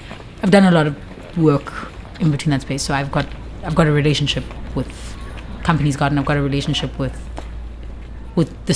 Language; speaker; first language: English; non-native, local second language; Xhosa